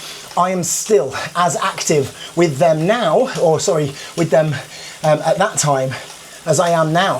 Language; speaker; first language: English; native; English